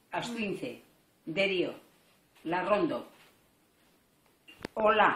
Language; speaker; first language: Basque; native; Basque